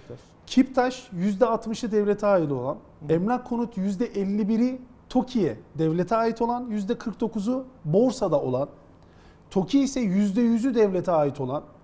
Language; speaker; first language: Turkish; native; Turkish